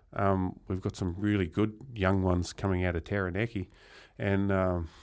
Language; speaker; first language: English; native; English